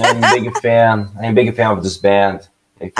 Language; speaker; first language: English; non-native, learner; Portuguese